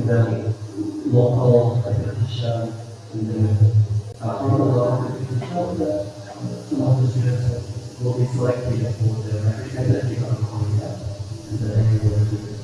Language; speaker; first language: English; non-native, fluent; Korean